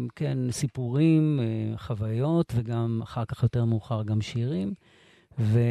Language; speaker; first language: Hebrew; native; Hebrew